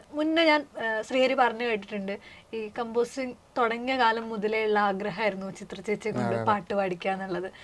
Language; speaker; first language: Malayalam; native; Malayalam